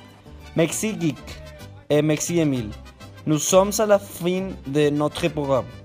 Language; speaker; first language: French; non-native, learner; Spanish